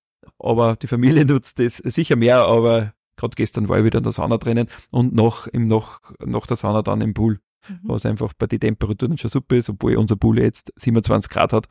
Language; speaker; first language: German; native; German